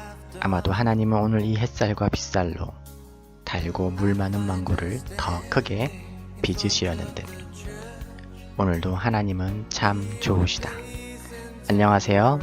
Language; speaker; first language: Korean; native; Korean